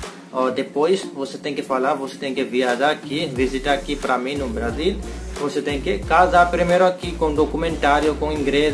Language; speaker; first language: Portuguese; non-native, learner; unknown